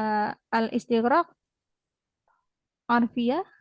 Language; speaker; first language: Arabic; non-native, learner; Indonesian